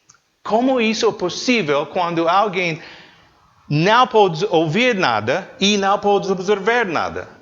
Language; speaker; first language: Portuguese; non-native, learner; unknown